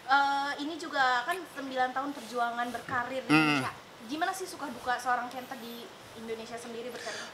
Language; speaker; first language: Indonesian; native; Indonesian